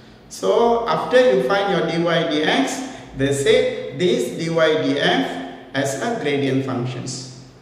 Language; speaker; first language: English; non-native, local second language; Tamil